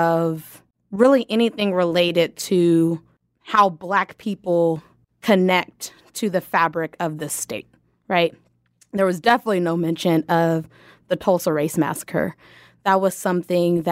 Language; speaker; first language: English; native; English